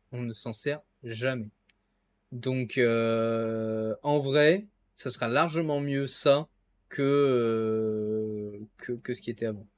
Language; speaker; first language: French; native; French